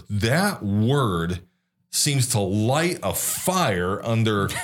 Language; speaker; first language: English; native; English